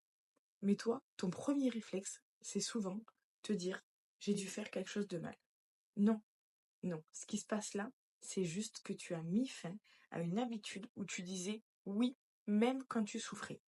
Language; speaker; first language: French; native; French